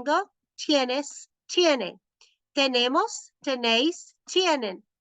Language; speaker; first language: Spanish; non-native, fluent; English